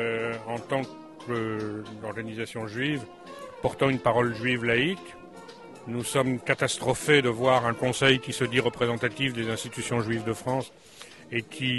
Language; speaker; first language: French; native; French